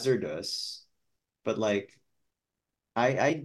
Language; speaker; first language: English; non-native, local second language; Filipino